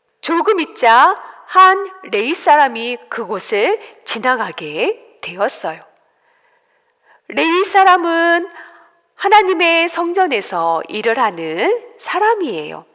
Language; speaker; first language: Korean; native; Korean